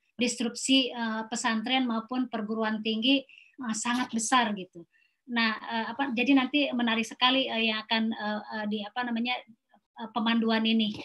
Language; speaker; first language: Indonesian; non-native, local second language; Sundanese